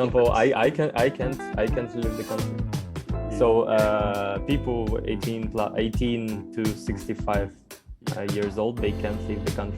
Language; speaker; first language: English; non-native, fluent; Ukrainian